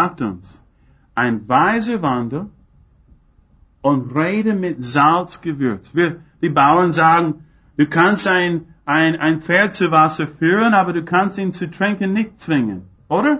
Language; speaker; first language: German; non-native, fluent; English